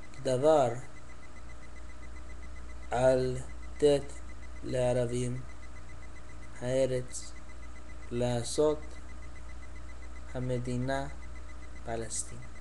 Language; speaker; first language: Hebrew; non-native, learner; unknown